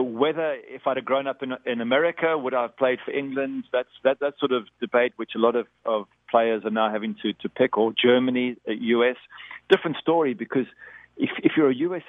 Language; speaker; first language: English; native; English